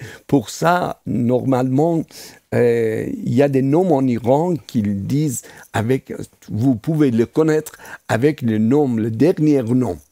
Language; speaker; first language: French; non-native, fluent; Persian